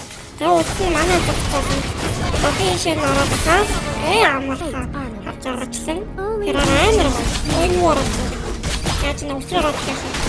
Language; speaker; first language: Mongolian; native; Mongolian